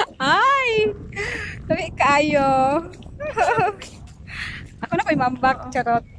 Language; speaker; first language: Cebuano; non-native, local second language; Filipino